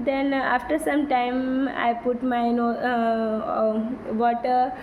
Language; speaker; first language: English; non-native, learner; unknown